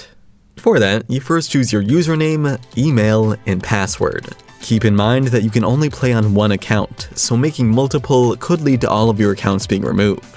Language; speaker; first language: English; native; English